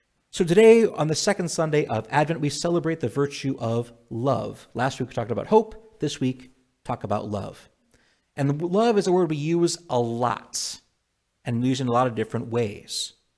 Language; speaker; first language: English; native; English